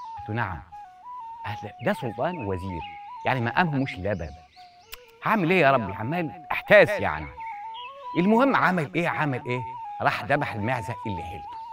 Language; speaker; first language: Egyptian Arabic; non-native, local second language; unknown